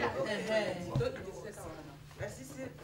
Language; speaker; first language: German; non-native, fluent; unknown